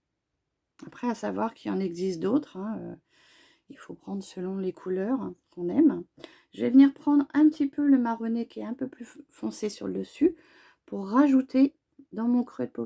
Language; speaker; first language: French; native; French